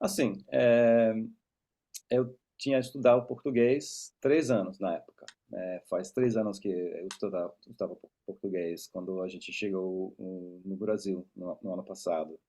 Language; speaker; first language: Portuguese; non-native, fluent; English